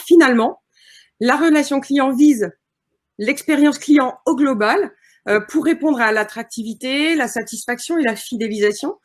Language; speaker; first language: French; native; French